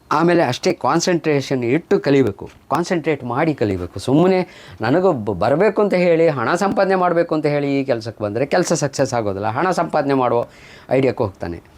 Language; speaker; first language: Kannada; native; Kannada